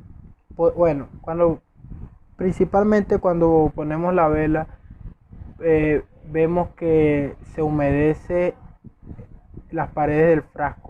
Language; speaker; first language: Spanish; native; Spanish